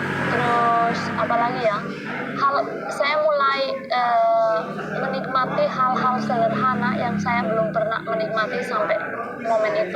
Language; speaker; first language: Indonesian; non-native, fluent; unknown